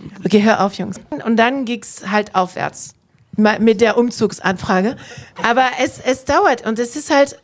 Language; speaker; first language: German; non-native, fluent; French